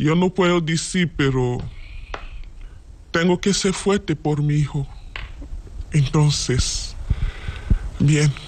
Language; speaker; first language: Spanish; non-native, learner; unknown